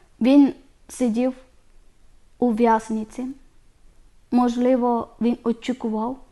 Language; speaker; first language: Ukrainian; non-native, learner; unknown